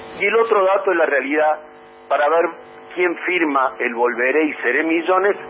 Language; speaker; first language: Spanish; native; Spanish